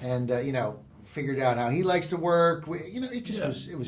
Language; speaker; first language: English; native; English